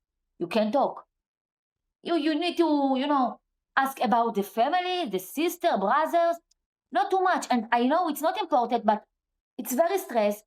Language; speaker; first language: English; non-native, learner; Hebrew